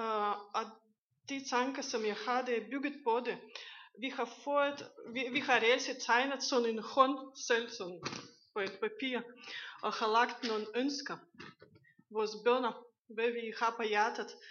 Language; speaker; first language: Danish; non-native, fluent; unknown